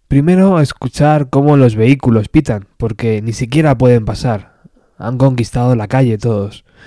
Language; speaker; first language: Spanish; native; Spanish